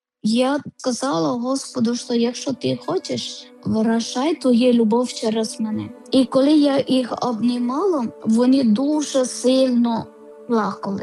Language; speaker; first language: Ukrainian; non-native, learner; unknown